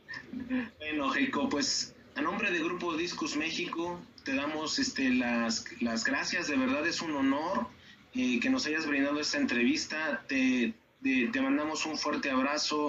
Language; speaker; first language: Spanish; native; Spanish